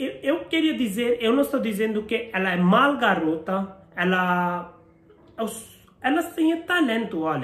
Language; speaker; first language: Portuguese; non-native, learner; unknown